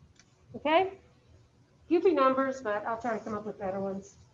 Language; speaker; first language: English; native; English